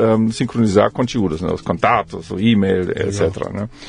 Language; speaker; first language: Portuguese; non-native, fluent; German